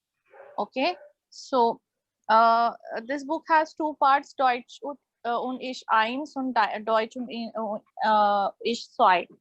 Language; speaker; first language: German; non-native, fluent; Hindi